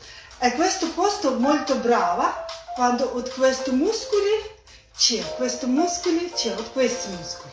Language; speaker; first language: Italian; non-native, learner; Russian